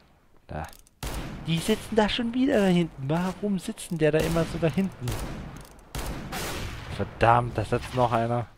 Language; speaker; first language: German; native; German